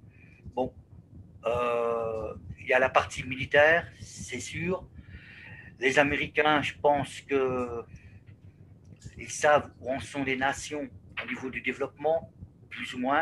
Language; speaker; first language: French; native; French